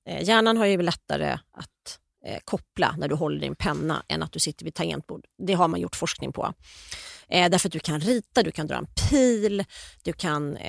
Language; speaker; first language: Swedish; native; Swedish